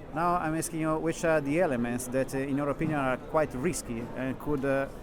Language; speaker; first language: English; non-native, fluent; Italian